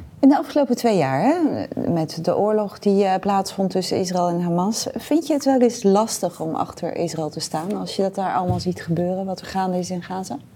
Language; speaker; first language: Dutch; native; Dutch